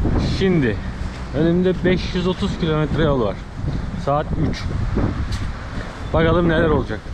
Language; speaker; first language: Turkish; native; Turkish